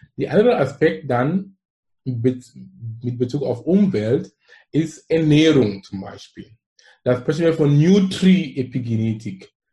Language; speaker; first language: German; non-native, fluent; English